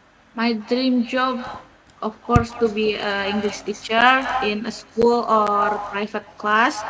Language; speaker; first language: English; non-native, learner; Indonesian